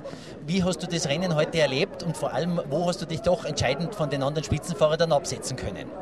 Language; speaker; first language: German; native; German